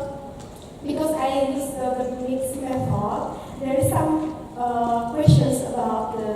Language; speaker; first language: English; non-native, learner; Indonesian